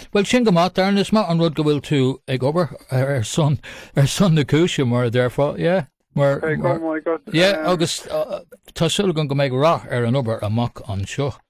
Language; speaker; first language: Irish; non-native, local second language; English